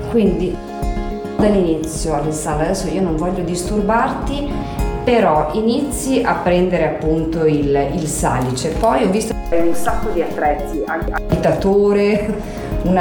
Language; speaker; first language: Italian; native; Italian